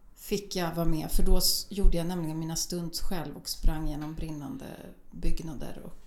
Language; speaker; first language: Swedish; native; Swedish